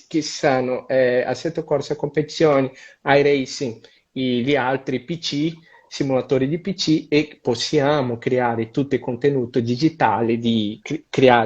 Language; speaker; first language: Italian; non-native, learner; Portuguese